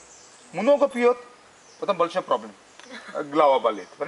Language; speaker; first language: Russian; non-native, learner; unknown